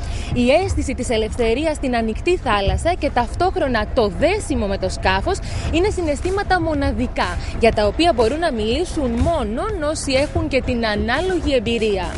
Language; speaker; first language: Greek; native; Greek